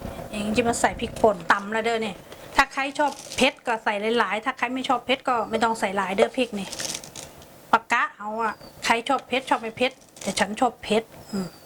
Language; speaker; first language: Thai; native; Thai